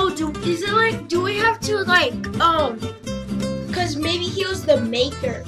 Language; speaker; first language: English; native; English